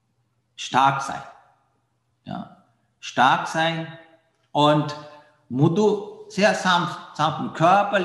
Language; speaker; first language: German; non-native, fluent; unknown